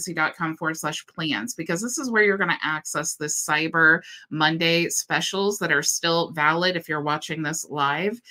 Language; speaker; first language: English; native; English